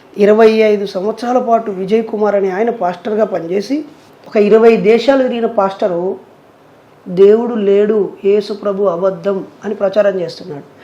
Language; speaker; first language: Telugu; native; Telugu